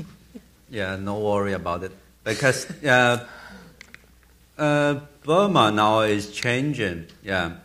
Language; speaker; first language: English; non-native, learner; Chinese